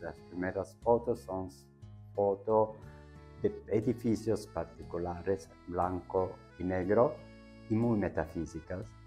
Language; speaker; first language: Spanish; non-native, fluent; Italian